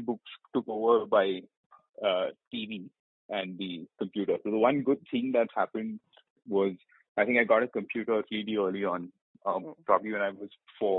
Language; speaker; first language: English; non-native, local second language; Malayalam